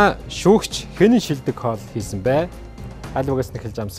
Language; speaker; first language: Mongolian; native; Mongolian